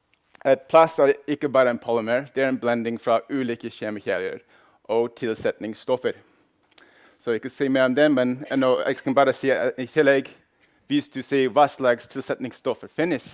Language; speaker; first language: Norwegian; non-native, fluent; English